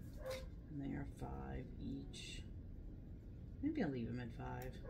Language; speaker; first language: English; native; English